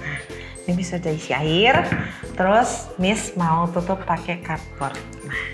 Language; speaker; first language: Indonesian; native; Indonesian